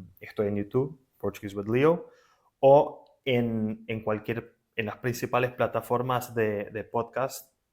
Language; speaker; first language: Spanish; non-native, fluent; Portuguese